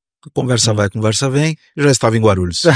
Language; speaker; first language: Portuguese; native; Portuguese